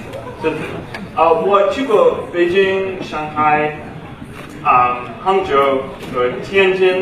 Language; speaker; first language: Chinese; non-native, learner; English